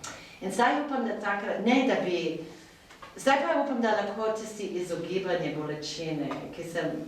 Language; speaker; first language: Slovenian; non-native, fluent; English